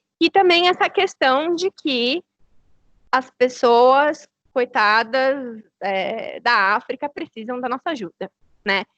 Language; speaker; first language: Portuguese; native; Portuguese